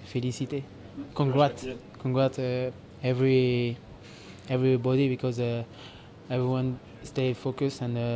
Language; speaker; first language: English; non-native, fluent; French